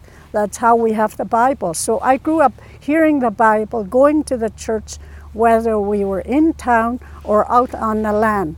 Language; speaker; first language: English; native; English